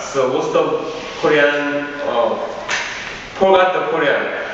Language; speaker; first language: English; non-native, learner; Korean